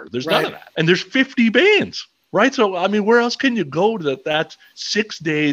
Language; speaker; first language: English; native; English